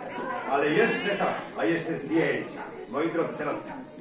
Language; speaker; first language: Polish; native; Polish